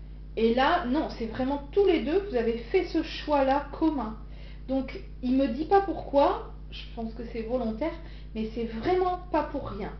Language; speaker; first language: French; native; French